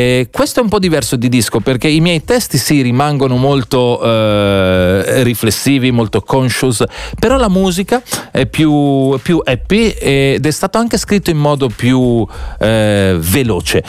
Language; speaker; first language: Italian; native; Italian